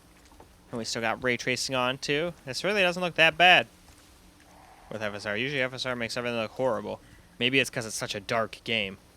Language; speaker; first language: English; native; English